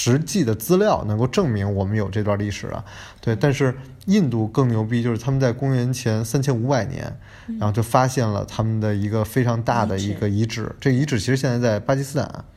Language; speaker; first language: Chinese; native; Chinese